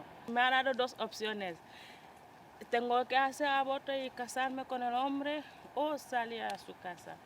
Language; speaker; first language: Spanish; non-native, fluent; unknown